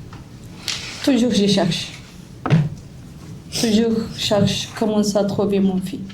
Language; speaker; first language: French; non-native, learner; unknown